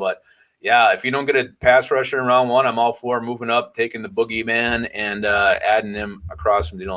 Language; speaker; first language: English; native; English